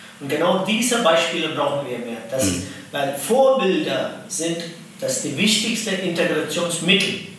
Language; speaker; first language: German; non-native, fluent; Tamil